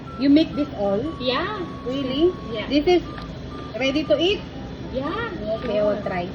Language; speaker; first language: English; non-native, local second language; Filipino